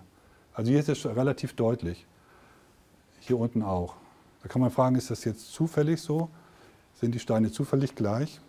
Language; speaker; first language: German; native; German